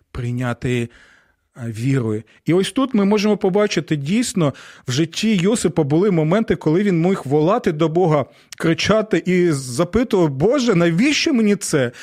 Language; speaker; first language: Ukrainian; non-native, local second language; Russian